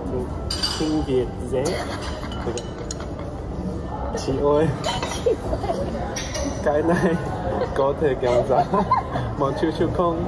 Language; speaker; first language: Vietnamese; non-native, learner; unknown